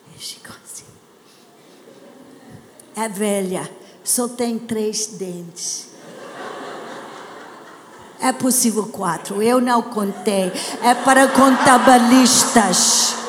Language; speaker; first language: Portuguese; non-native, learner; English